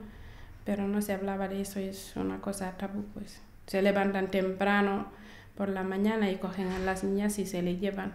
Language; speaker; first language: Spanish; non-native, fluent; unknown